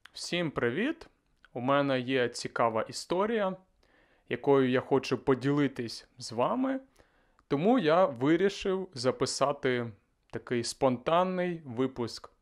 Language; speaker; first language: Ukrainian; native; Ukrainian